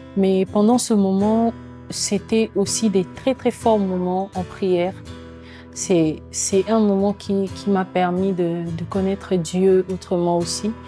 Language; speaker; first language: French; non-native, local second language; Lingala